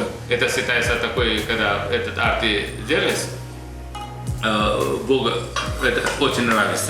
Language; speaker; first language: Russian; non-native, fluent; Nepali